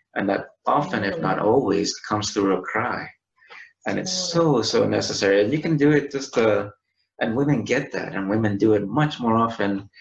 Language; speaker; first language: English; native; English